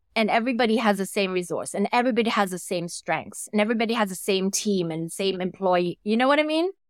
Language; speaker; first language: English; non-native, fluent; Thai